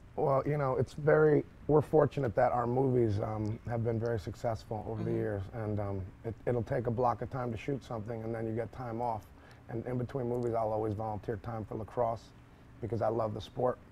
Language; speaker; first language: English; native; English